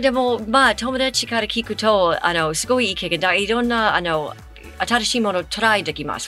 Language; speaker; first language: Japanese; non-native, fluent; English